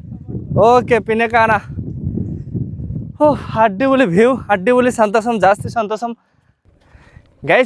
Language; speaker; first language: Malayalam; non-native, learner; Bangla